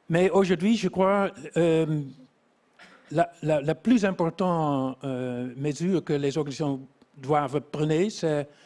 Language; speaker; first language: French; non-native, fluent; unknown